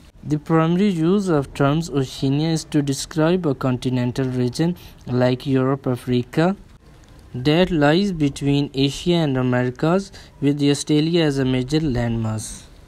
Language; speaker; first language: English; non-native, local second language; Urdu